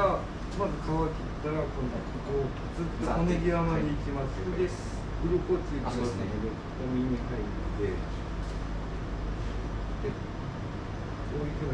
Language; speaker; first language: Japanese; native; Japanese